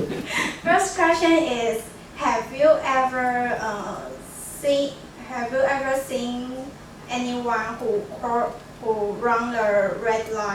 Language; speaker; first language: English; non-native, learner; Chinese